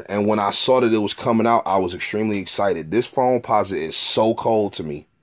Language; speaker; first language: English; native; English